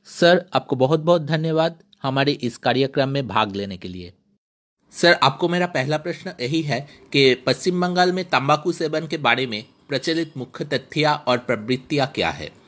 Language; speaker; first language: Hindi; non-native, local second language; Bangla